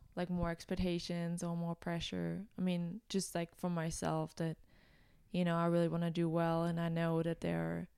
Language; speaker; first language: English; non-native, fluent; German